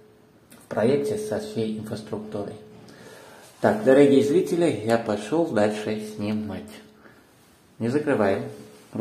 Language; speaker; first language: Russian; non-native, fluent; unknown